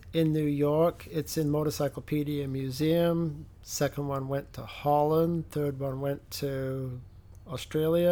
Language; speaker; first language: English; native; English